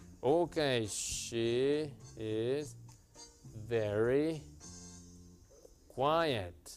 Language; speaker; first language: English; non-native, fluent; Spanish